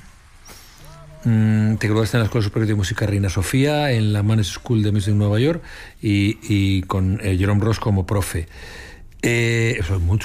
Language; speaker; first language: Spanish; native; Spanish